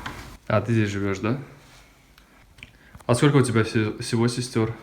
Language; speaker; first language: Russian; native; Russian